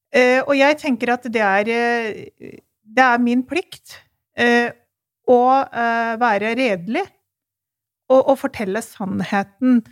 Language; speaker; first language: Norwegian; early bilingual, other home language; Urdu